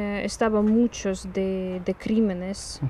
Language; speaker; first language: Spanish; non-native, learner; Ukrainian